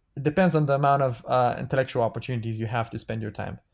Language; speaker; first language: English; non-native, fluent; Bulgarian